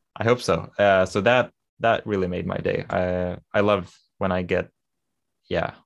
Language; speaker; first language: English; non-native, fluent; Swedish